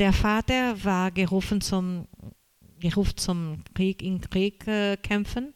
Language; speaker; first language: German; non-native, fluent; Portuguese